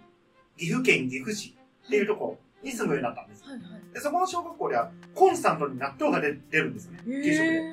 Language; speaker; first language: Japanese; native; Japanese